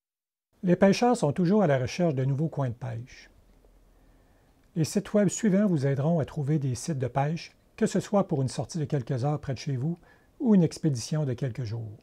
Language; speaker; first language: French; native; French